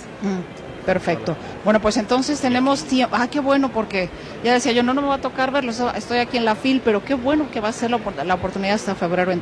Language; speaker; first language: Spanish; native; Spanish